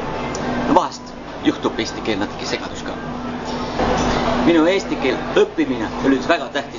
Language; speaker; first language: Estonian; non-native, learner; Dutch